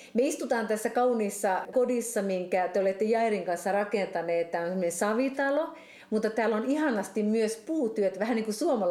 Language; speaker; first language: Finnish; native; Finnish